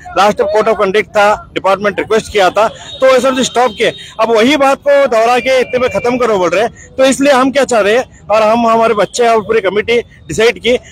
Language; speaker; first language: Hindi; non-native, local second language; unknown